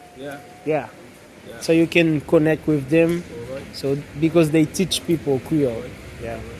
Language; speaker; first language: English; non-native, learner; Haitian Creole